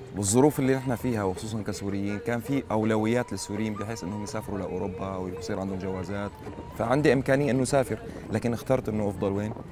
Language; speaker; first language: Arabic; native; Arabic